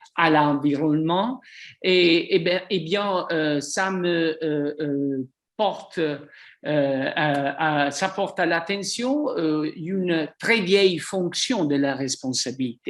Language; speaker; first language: French; non-native, fluent; Italian